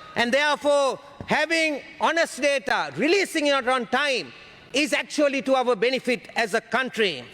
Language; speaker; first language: English; non-native, local second language; Sinhala